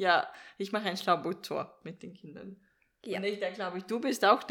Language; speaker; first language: German; non-native, fluent; Danish